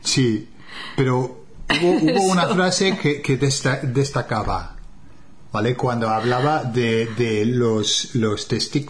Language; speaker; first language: Spanish; non-native, fluent; English